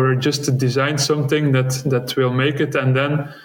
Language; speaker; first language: English; non-native, fluent; Dutch